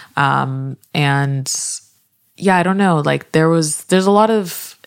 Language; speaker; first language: English; native; English